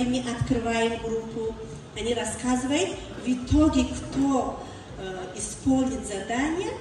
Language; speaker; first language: Russian; non-native, learner; Tajik